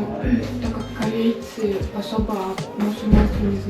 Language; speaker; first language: Russian; non-native, local second language; Kyrgyz